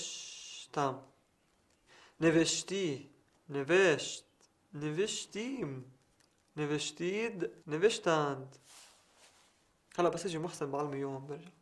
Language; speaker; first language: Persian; non-native, learner; Arabic